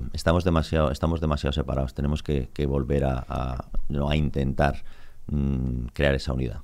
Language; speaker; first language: Spanish; native; Spanish